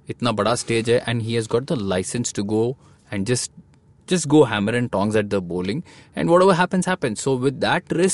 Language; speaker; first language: English; non-native, local second language; Hindi